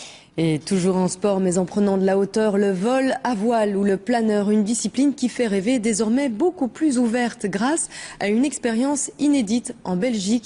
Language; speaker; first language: French; native; French